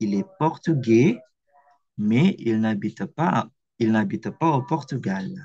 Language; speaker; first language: French; non-native, fluent; Indonesian